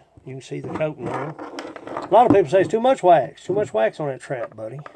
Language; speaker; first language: English; native; English